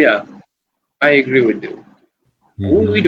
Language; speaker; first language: English; non-native, learner; Bangla